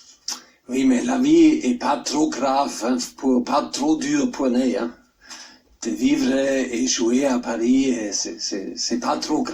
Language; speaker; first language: French; non-native, learner; German